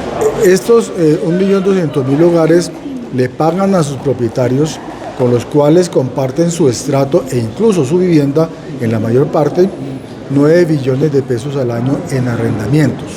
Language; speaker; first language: Spanish; native; Spanish